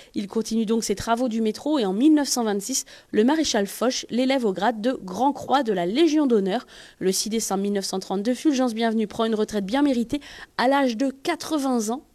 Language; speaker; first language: French; native; French